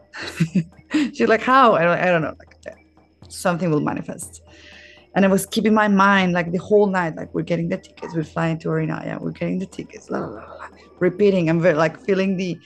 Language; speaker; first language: English; non-native, fluent; Spanish